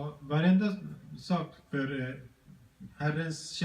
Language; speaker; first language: Swedish; early bilingual, other home language; Spanish